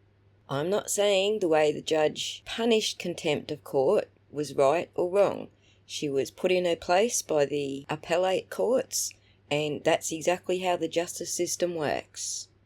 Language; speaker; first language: English; native; English